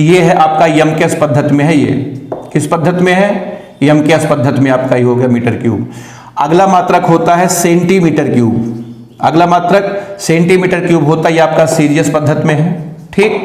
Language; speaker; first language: Hindi; native; Hindi